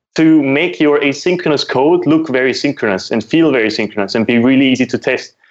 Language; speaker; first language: English; non-native, fluent; German